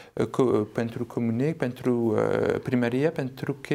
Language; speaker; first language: Romanian; non-native, fluent; French